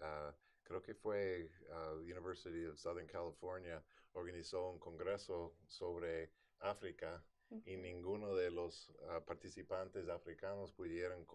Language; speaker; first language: Spanish; non-native, fluent; English